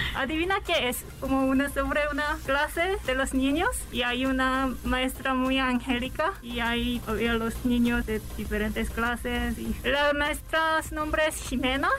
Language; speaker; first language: Spanish; non-native, learner; Korean